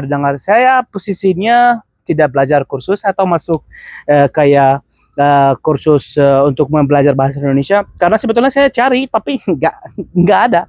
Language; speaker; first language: Indonesian; non-native, fluent; Arabic